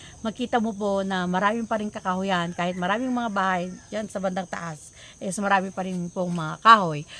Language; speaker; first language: Filipino; non-native, local second language; Iloko